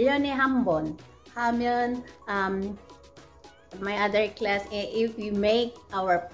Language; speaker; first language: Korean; non-native, learner; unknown